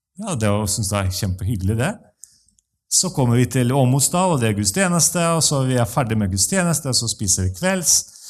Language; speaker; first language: Norwegian; non-native, fluent; Russian